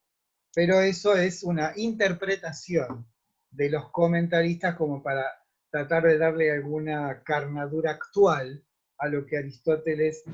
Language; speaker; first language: Spanish; native; Spanish